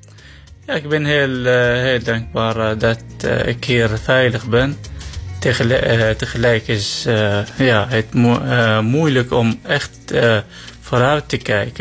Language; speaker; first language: Dutch; non-native, learner; Arabic